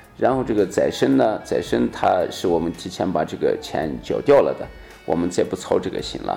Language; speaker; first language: Chinese; native; Chinese